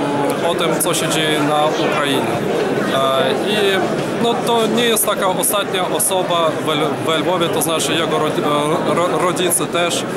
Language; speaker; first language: Polish; non-native, fluent; Ukrainian